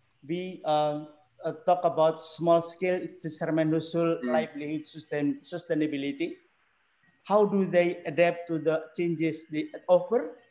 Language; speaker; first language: English; non-native, learner; Indonesian